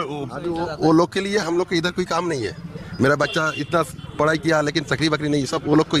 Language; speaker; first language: Hindi; non-native, local second language; Bangla